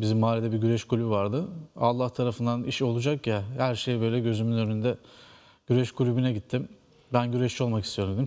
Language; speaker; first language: Turkish; native; Turkish